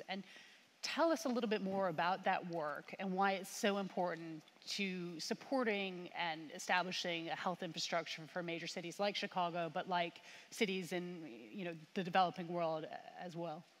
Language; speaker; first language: English; native; English